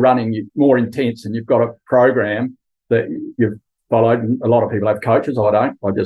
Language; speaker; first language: English; native; English